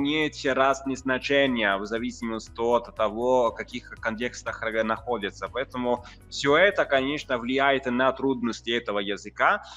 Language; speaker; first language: Russian; non-native, fluent; Italian